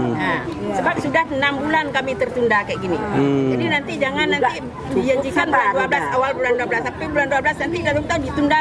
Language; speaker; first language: Indonesian; non-native, local second language; Achinese